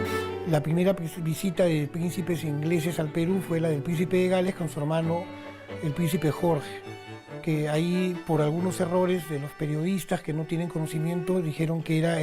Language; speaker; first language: Spanish; native; Spanish